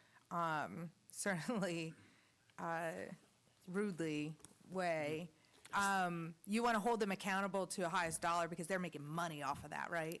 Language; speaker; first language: English; native; English